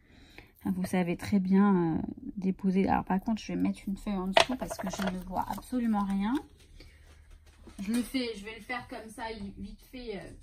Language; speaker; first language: French; native; French